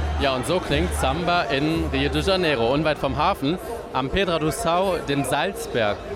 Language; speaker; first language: German; native; German